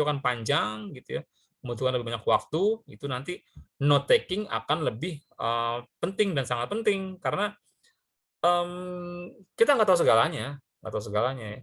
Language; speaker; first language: Indonesian; native; Indonesian